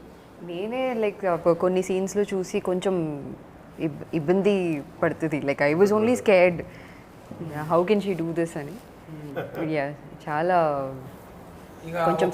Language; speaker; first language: Telugu; non-native, fluent; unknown